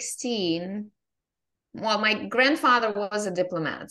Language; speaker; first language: English; non-native, fluent; Russian